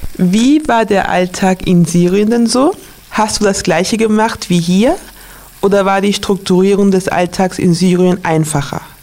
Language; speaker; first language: German; native; German